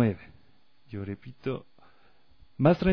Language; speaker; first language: Spanish; non-native, fluent; French